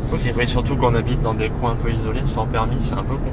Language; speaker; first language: French; native; French